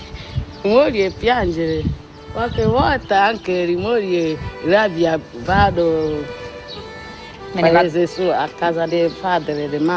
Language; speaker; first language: Italian; non-native, learner; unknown